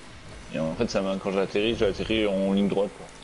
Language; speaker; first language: French; native; French